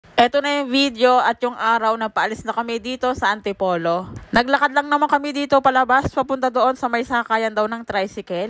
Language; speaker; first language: Filipino; native; Filipino